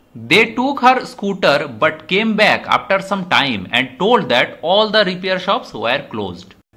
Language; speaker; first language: English; non-native, local second language; Bangla